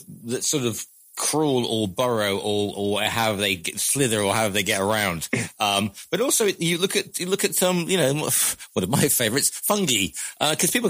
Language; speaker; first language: English; native; English